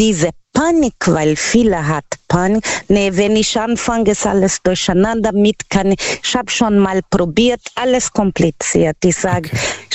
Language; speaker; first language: German; non-native, learner; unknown